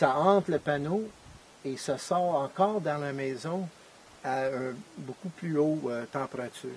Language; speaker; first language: French; non-native, fluent; English